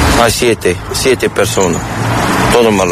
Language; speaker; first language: Spanish; non-native, learner; Arabic